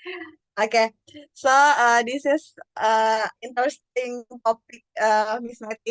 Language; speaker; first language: English; non-native, learner; Indonesian